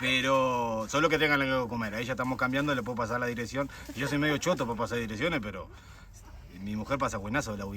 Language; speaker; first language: Spanish; native; Spanish